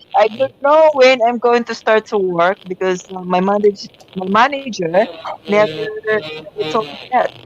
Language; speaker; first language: English; non-native, local second language; Filipino